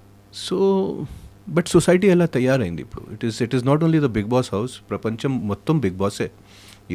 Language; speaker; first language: Telugu; non-native, fluent; Hindi